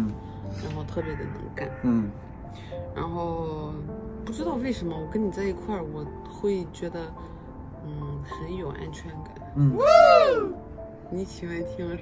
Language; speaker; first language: Chinese; non-native, fluent; French